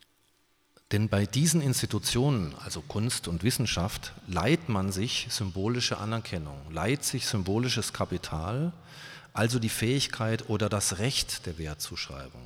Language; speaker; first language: German; native; German